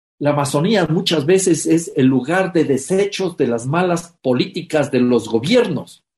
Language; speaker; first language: Spanish; native; Spanish